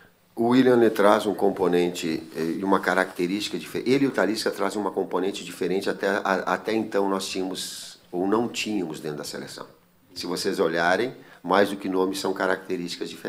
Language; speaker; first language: Portuguese; native; Portuguese